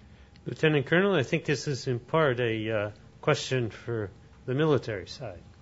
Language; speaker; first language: English; native; English